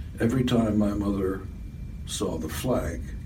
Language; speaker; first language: English; non-native, fluent; Hebrew